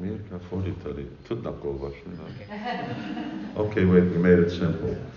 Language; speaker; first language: Hungarian; early bilingual, heritage; Hungarian